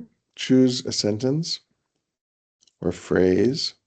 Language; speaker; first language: English; non-native, fluent; Thai